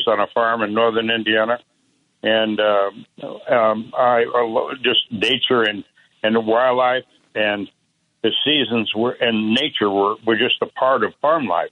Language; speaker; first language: English; native; English